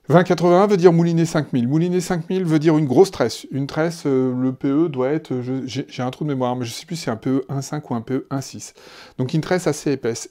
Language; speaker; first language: French; native; French